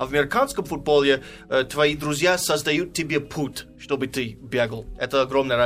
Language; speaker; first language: Russian; non-native, fluent; English